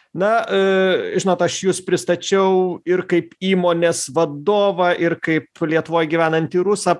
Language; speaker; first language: Lithuanian; native; Lithuanian